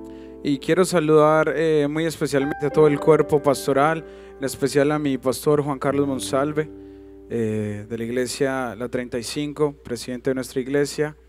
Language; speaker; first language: Spanish; native; Spanish